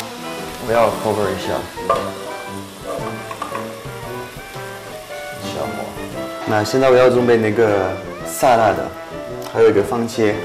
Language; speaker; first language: Chinese; non-native, fluent; French